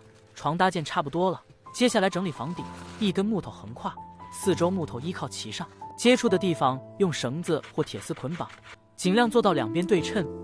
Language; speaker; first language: Chinese; native; Chinese